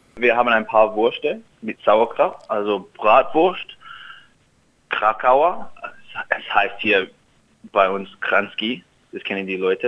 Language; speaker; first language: German; early bilingual, heritage; German